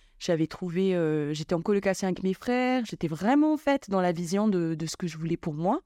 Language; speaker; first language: French; non-native, local second language; Malagasy